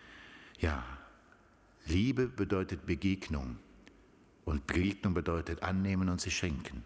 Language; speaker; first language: German; native; German